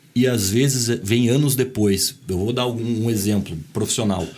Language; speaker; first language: Portuguese; native; Portuguese